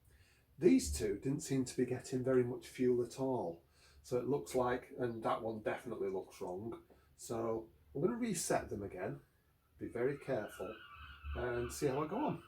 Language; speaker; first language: English; native; English